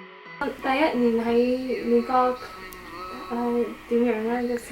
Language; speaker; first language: Cantonese; early bilingual, heritage; English